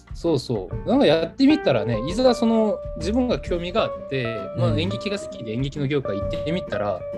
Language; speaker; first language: Japanese; non-native, fluent; Korean